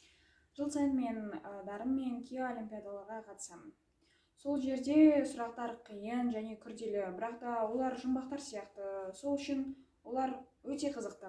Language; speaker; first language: Kazakh; non-native, local second language; Russian